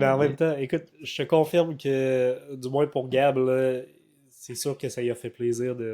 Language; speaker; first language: French; native; French